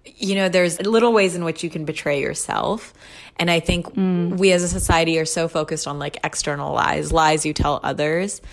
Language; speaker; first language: English; early bilingual, other home language; Urdu